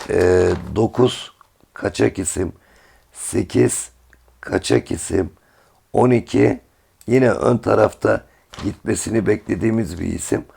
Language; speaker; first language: Turkish; native; Turkish